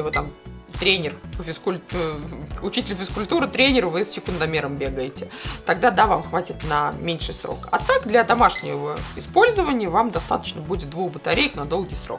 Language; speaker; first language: Russian; native; Russian